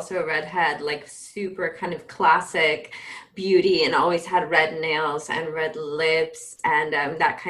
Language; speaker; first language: English; native; English